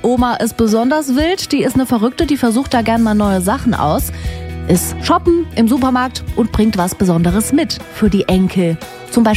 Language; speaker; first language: German; native; German